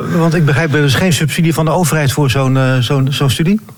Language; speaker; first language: Dutch; native; Dutch